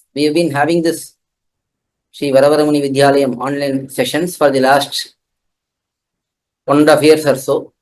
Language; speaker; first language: English; non-native, local second language; Tamil